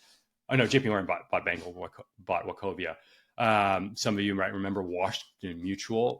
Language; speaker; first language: English; native; English